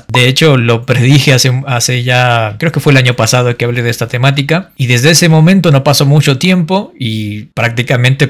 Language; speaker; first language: Spanish; native; Spanish